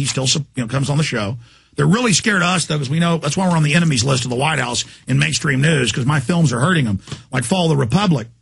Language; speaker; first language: English; native; English